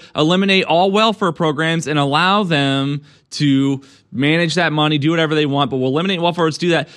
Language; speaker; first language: English; native; English